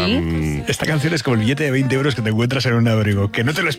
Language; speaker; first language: Spanish; native; Spanish